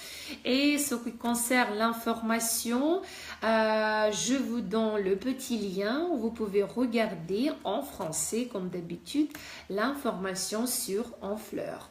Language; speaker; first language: French; non-native, fluent; Russian